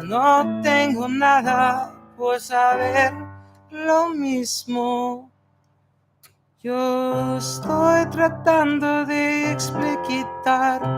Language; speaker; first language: Spanish; non-native, learner; English